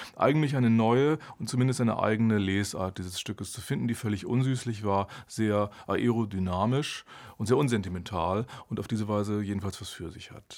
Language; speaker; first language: German; native; German